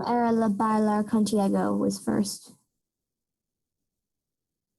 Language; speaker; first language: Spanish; non-native, learner; English